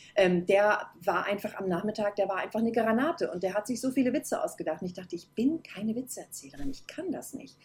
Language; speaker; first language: German; native; German